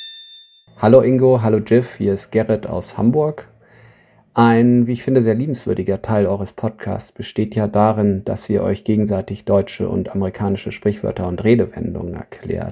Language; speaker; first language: German; native; German